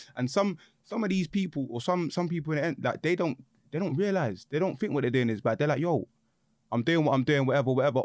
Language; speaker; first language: English; native; English